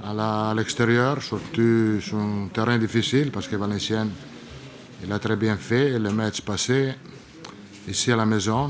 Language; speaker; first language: French; non-native, learner; Italian